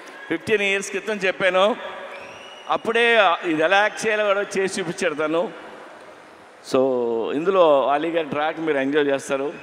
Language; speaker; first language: Telugu; native; Telugu